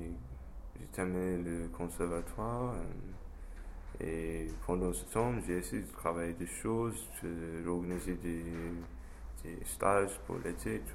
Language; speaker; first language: French; non-native, fluent; English